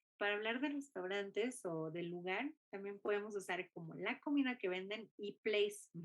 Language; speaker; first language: Spanish; non-native, fluent; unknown